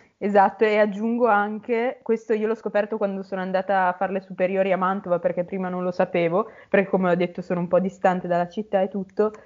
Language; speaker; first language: Italian; native; Italian